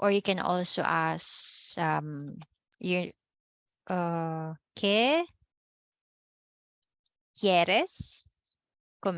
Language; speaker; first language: Spanish; non-native, fluent; Filipino